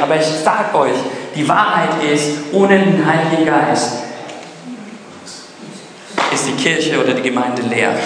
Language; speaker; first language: German; non-native, fluent; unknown